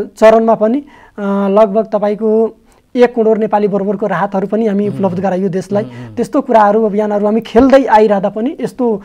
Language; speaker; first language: Nepali; non-native, local second language; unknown